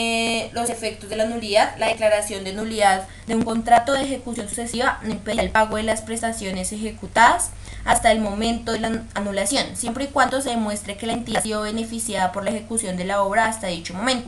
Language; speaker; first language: Spanish; native; Spanish